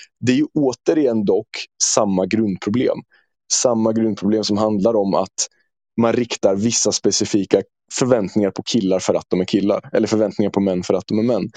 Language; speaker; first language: Swedish; early bilingual, other home language; Turkish